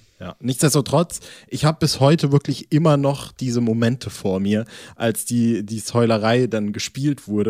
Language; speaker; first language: German; native; German